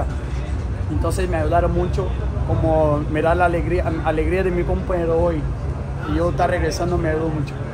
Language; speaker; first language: Spanish; non-native, learner; Portuguese